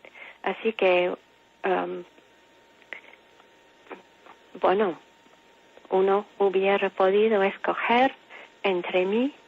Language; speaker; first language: Spanish; non-native, fluent; English